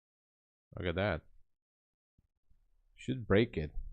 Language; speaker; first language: English; non-native, fluent; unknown